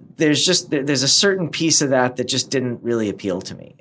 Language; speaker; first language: English; native; English